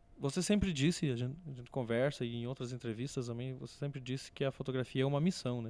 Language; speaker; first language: Portuguese; native; Portuguese